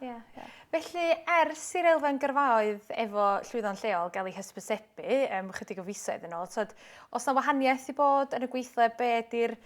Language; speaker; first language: Welsh; native; Welsh